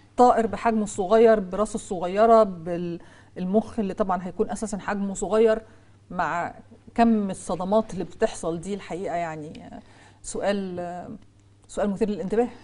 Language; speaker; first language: Egyptian Arabic; native; Egyptian Arabic